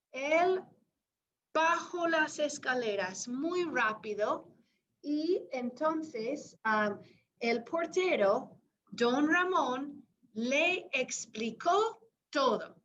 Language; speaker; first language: Spanish; non-native, fluent; English